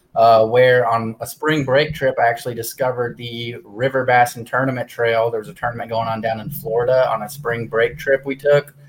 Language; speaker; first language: English; native; English